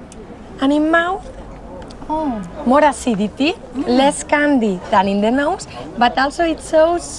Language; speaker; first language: English; non-native, learner; Spanish